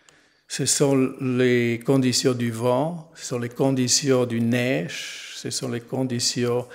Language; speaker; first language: French; non-native, learner; German